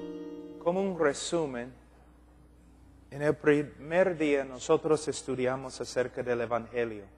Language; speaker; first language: Spanish; non-native, fluent; English